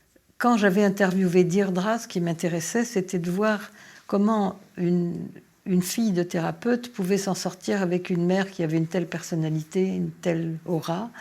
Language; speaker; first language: French; native; French